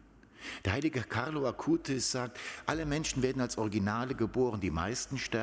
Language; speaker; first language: German; native; German